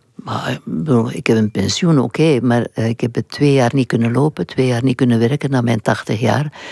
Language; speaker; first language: Dutch; non-native, local second language; French